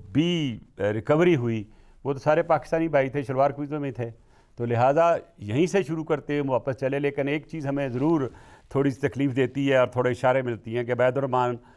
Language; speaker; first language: Urdu; non-native, local second language; Punjabi